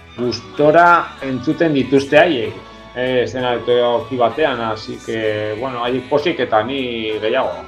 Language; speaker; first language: Basque; non-native, local second language; Spanish